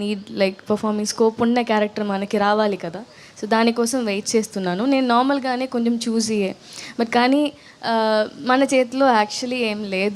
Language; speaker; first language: Telugu; non-native, learner; Tamil